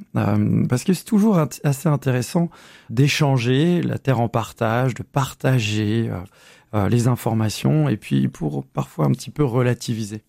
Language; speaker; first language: French; native; French